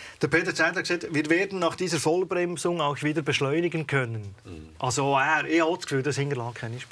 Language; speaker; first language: German; native; German